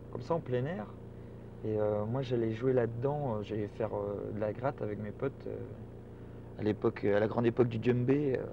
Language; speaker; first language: French; native; French